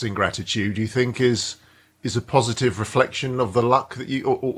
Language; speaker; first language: English; native; English